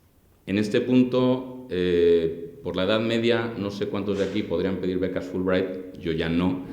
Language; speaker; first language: Spanish; native; Spanish